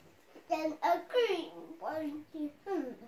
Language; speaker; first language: Swedish; non-native, learner; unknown